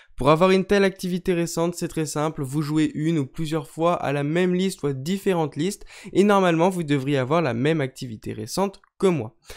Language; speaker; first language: French; native; French